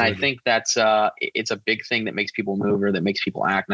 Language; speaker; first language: English; native; English